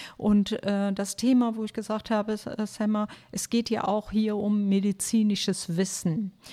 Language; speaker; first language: German; non-native, fluent; Turkish